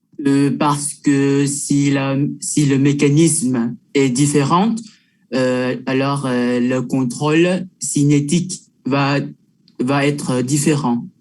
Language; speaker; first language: French; non-native, learner; Vietnamese